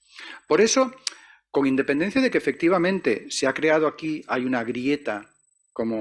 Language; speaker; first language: Spanish; native; Spanish